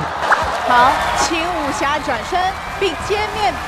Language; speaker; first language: Chinese; native; Chinese